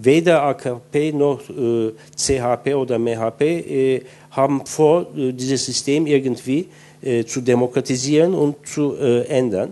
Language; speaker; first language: German; non-native, fluent; Turkish